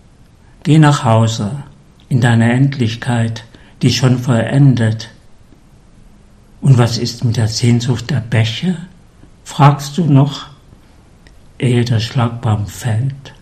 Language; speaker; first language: German; native; German